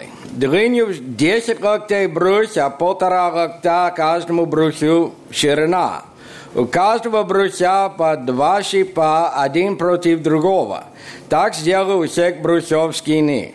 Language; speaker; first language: Russian; non-native, fluent; English